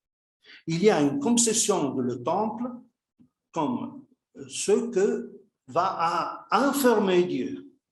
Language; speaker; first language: French; non-native, fluent; Italian